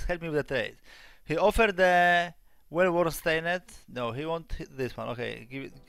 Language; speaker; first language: English; non-native, learner; Polish